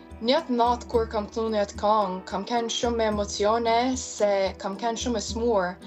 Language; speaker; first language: Albanian; early bilingual, heritage; Albanian